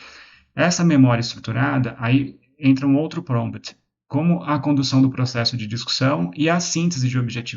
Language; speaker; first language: Portuguese; native; Portuguese